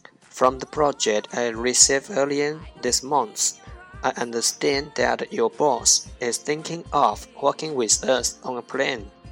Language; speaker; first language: English; non-native, fluent; Chinese